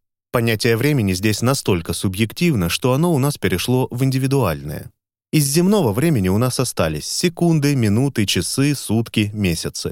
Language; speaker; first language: Russian; native; Russian